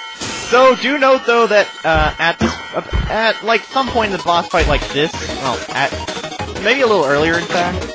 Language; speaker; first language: English; native; English